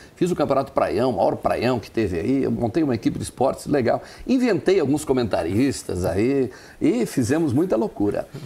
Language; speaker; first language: Portuguese; non-native, local second language; German